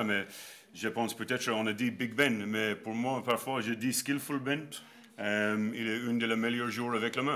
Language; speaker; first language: French; non-native, learner; English